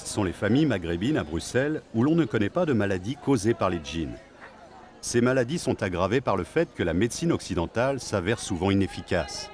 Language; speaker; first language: French; native; French